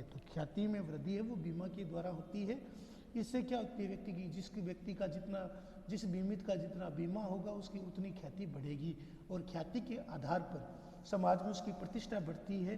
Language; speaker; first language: Hindi; native; Hindi